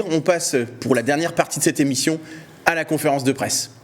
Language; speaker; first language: French; native; French